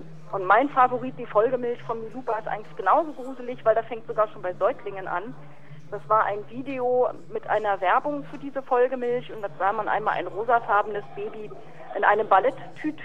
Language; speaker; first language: German; native; German